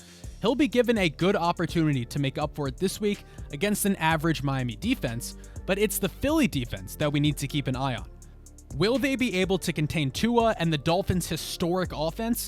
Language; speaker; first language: English; native; English